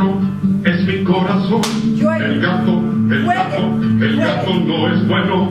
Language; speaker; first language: Spanish; non-native, learner; English